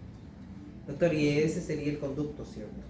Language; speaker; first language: Spanish; native; Spanish